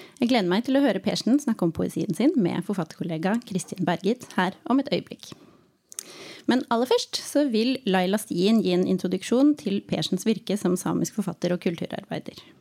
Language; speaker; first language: Norwegian; native; Norwegian